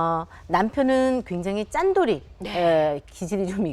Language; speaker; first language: Korean; native; Korean